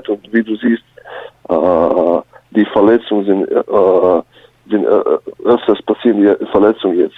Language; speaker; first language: German; early bilingual, other home language; Bosnian